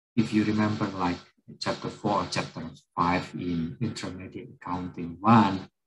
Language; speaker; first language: English; non-native, fluent; Indonesian